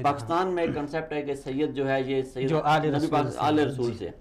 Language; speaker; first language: Urdu; native; Urdu